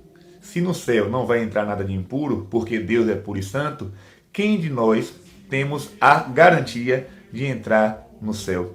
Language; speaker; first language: Portuguese; native; Portuguese